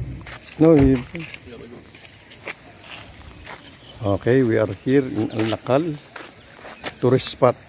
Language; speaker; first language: English; non-native, learner; Filipino